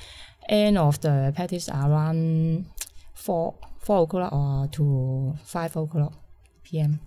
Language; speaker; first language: English; non-native, learner; Cantonese